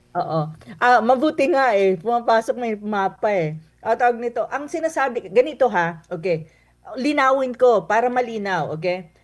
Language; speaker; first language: Filipino; non-native, local second language; Cebuano